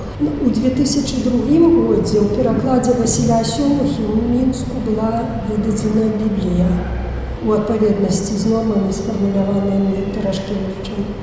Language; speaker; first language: Belarusian; native; Belarusian